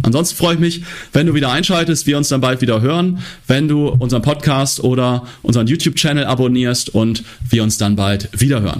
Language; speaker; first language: German; native; German